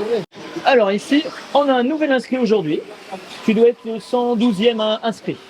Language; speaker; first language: French; native; French